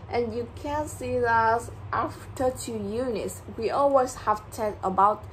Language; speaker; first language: English; non-native, learner; Vietnamese